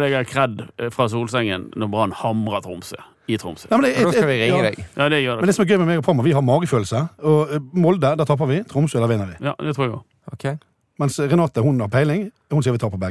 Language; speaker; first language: Norwegian; native; Norwegian